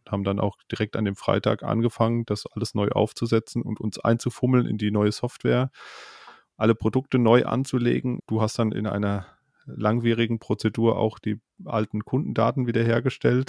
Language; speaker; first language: German; native; German